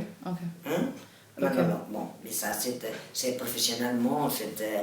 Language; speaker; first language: French; non-native, learner; Catalan